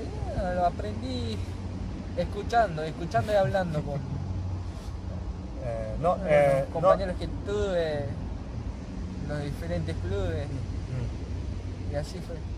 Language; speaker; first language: Spanish; non-native, fluent; Japanese